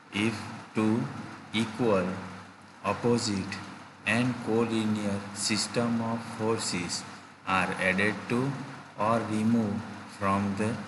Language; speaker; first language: English; non-native, local second language; Gujarati